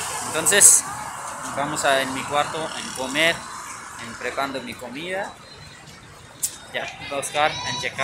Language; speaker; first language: Spanish; non-native, learner; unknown